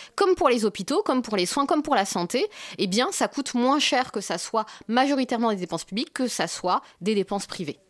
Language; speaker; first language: French; native; French